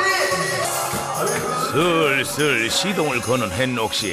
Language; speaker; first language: Korean; native; Korean